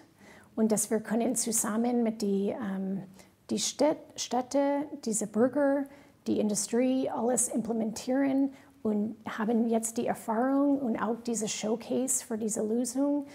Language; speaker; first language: German; non-native, fluent; English